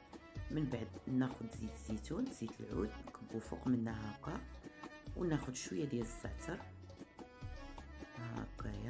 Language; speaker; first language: Arabic; native; Arabic